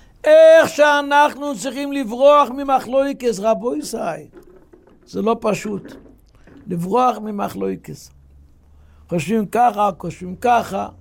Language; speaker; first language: Hebrew; non-native, local second language; Yiddish